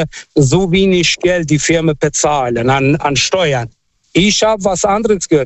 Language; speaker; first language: German; non-native, fluent; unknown